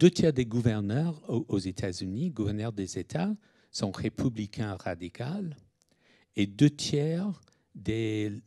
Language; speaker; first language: French; non-native, fluent; English